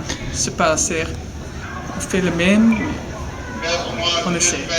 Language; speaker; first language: French; non-native, local second language; Dutch